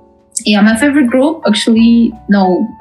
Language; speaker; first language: English; non-native, fluent; Russian